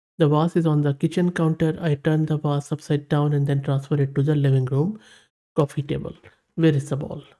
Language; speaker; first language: English; non-native, local second language; Urdu